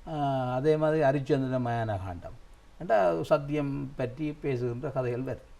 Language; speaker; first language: Tamil; native; Tamil